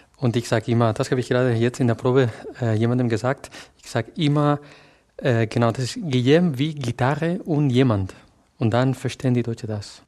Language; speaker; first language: German; non-native, fluent; Catalan